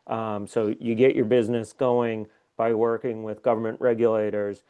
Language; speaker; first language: English; native; English